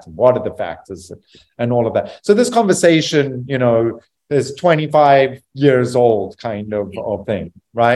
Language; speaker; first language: English; native; English